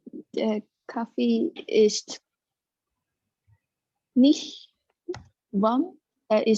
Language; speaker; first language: German; non-native, learner; Indonesian